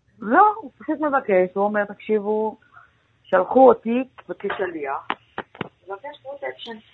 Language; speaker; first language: Hebrew; native; Hebrew